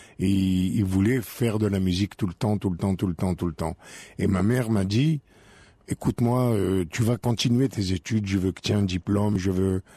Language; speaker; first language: French; native; French